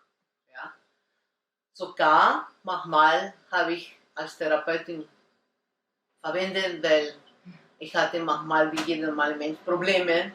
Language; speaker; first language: German; non-native, learner; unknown